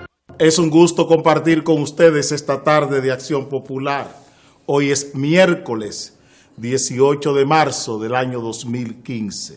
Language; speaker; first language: Spanish; native; Spanish